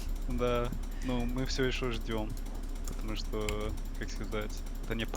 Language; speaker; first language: Russian; non-native, learner; English